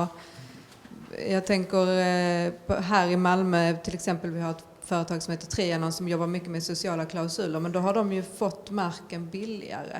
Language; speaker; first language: Swedish; native; Swedish